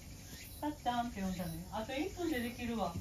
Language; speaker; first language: Japanese; native; Japanese